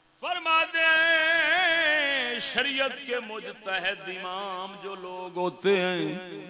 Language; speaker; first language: Urdu; non-native, local second language; Punjabi